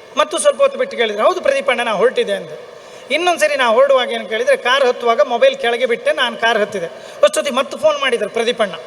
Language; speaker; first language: Kannada; native; Kannada